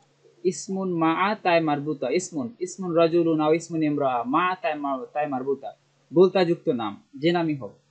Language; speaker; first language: Arabic; non-native, learner; Bangla